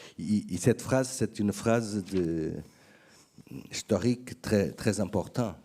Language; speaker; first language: French; non-native, learner; Portuguese